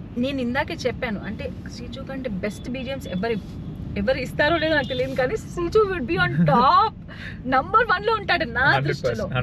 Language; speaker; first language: Telugu; native; Telugu